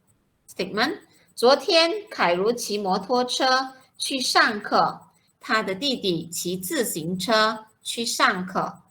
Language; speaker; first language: Chinese; non-native, fluent; Malay